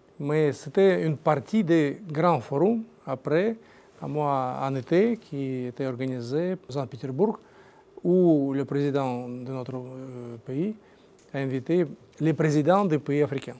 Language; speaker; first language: French; non-native, learner; Russian